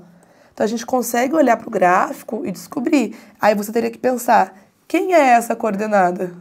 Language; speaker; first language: Portuguese; native; Portuguese